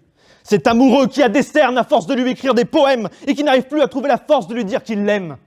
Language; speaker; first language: French; native; French